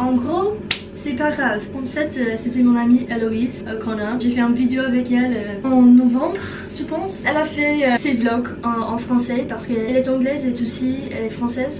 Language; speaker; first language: French; non-native, learner; English